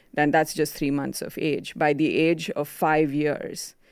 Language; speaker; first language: English; non-native, local second language; Konkani